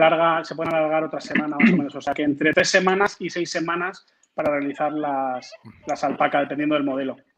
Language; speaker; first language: Spanish; native; Spanish